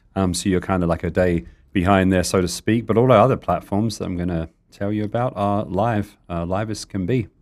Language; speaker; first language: English; native; English